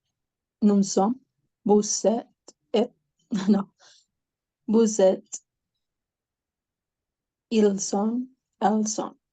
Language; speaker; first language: French; non-native, learner; Spanish